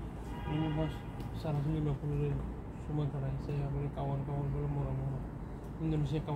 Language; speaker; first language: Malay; non-native, learner; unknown